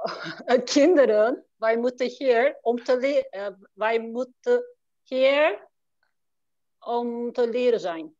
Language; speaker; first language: Dutch; non-native, learner; Turkish